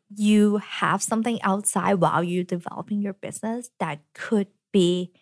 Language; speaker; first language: English; early bilingual, other home language; Cantonese